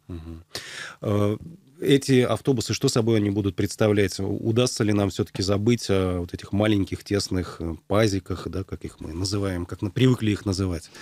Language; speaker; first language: Russian; native; Russian